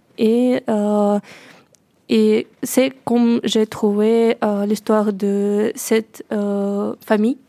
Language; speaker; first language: French; non-native, learner; Russian